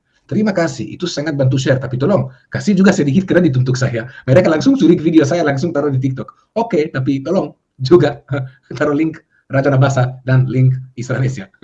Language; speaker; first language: Indonesian; non-native, fluent; Hebrew